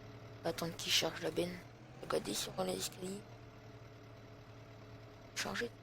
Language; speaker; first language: French; native; French